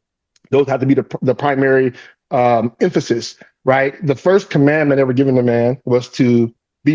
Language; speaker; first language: English; native; English